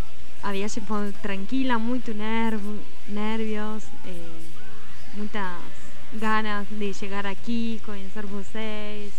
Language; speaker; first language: Portuguese; non-native, learner; Spanish